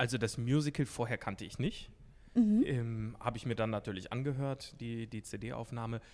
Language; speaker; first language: German; native; German